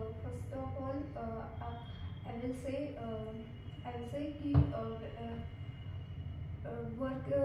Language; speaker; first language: English; non-native, learner; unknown